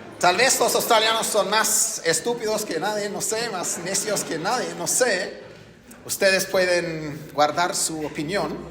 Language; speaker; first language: Spanish; non-native, fluent; English